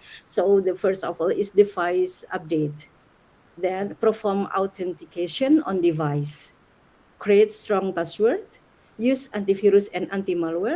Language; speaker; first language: English; non-native, learner; Indonesian